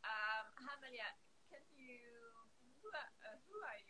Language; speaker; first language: English; non-native, learner; French